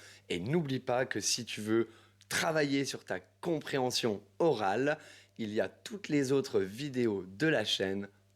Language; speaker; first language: French; native; French